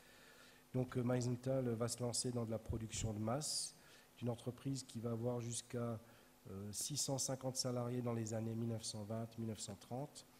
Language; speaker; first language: French; native; French